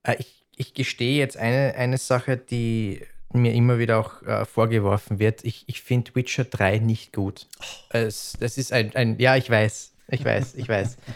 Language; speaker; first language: German; native; German